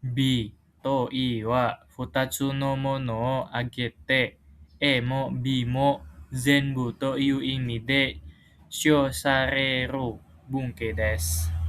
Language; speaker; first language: Japanese; non-native, fluent; Indonesian